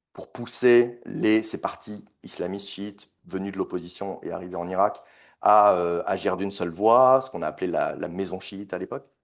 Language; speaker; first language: French; native; French